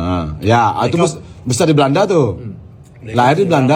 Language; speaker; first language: Indonesian; native; Indonesian